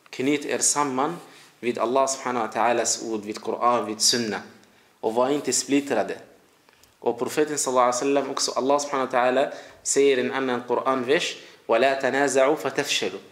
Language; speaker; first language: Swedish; early bilingual, other home language; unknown